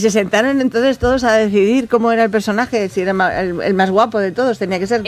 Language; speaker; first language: Spanish; native; Spanish